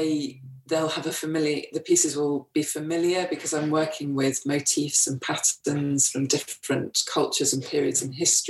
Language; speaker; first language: English; native; English